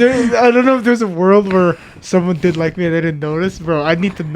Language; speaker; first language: English; native; English